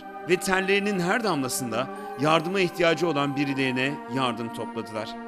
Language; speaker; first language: Turkish; native; Turkish